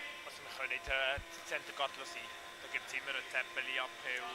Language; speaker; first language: German; native; German